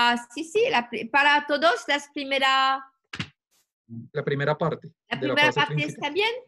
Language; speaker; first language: Spanish; non-native, learner; French